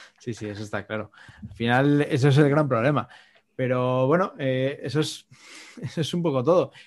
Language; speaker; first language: Spanish; native; Spanish